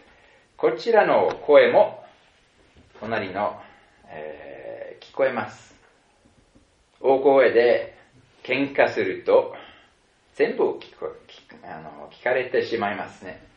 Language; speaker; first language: Japanese; non-native, fluent; German